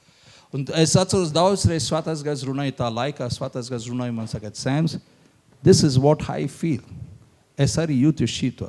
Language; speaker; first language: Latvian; non-native, learner; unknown